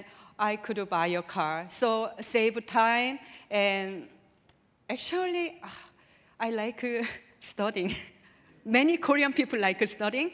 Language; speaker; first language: English; non-native, learner; Korean